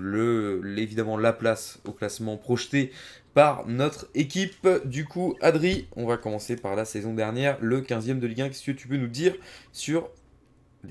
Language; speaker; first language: French; native; French